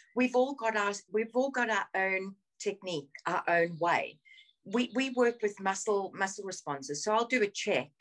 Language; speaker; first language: English; native; English